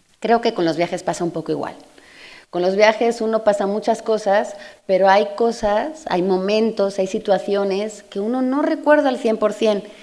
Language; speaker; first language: Spanish; native; Spanish